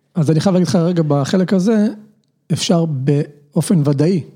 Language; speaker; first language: Hebrew; native; Hebrew